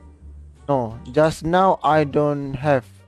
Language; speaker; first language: English; non-native, learner; Malay